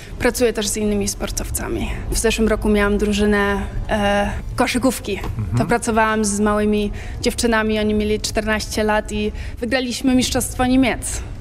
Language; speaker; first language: Polish; early bilingual, heritage; Polish